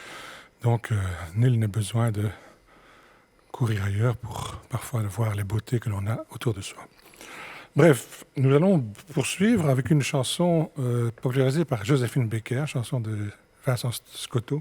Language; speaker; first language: French; native; French